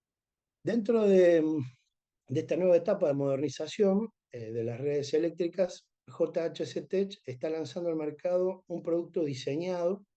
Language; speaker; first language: Spanish; native; Spanish